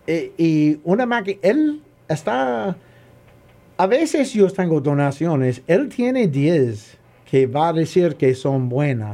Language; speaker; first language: Spanish; non-native, learner; English